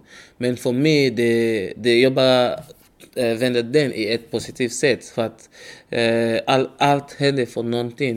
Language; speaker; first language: Swedish; non-native, learner; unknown